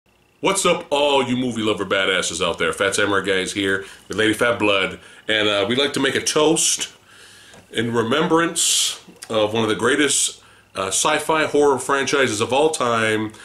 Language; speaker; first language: English; native; English